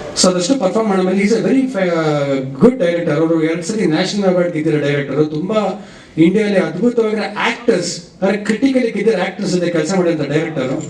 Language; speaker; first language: Kannada; native; Kannada